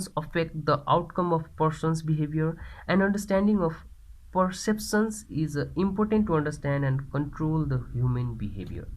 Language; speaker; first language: English; non-native, local second language; Nepali